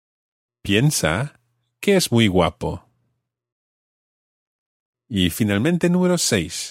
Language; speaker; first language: Spanish; non-native, fluent; English